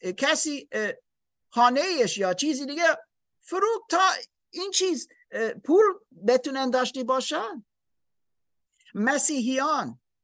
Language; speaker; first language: Persian; non-native, learner; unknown